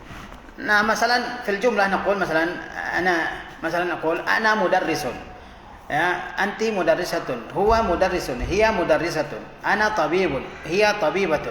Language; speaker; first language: Arabic; non-native, fluent; Indonesian